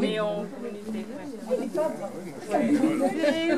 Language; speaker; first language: French; non-native, fluent; Albanian